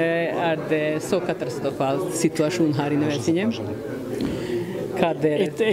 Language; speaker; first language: Norwegian; non-native, fluent; Bosnian